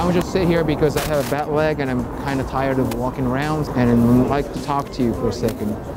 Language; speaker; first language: English; non-native, fluent; Japanese